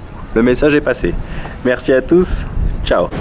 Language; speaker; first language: French; native; French